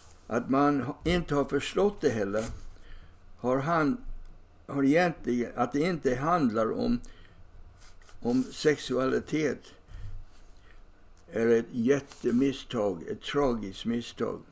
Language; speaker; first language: Swedish; non-native, fluent; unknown